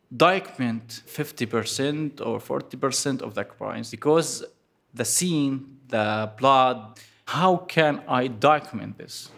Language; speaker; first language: English; non-native, fluent; Arabic